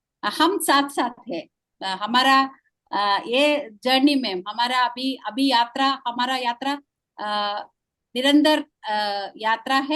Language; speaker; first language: Hindi; non-native, local second language; Malayalam